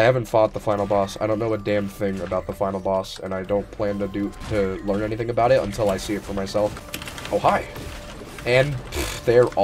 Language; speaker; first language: English; native; English